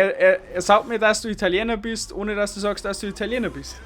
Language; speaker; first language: German; native; German